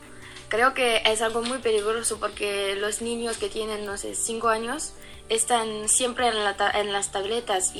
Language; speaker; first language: Spanish; non-native, fluent; French